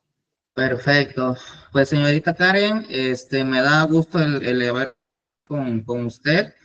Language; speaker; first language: Spanish; native; Spanish